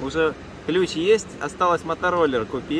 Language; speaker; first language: Russian; native; Russian